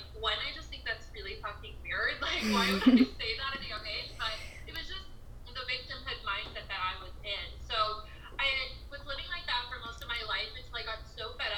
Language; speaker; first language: English; native; English